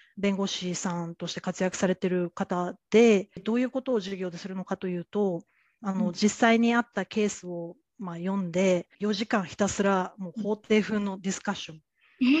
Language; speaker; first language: Japanese; native; Japanese